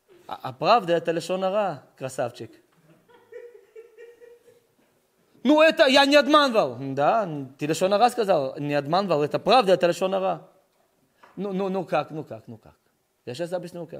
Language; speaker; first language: Russian; early bilingual, heritage; Russian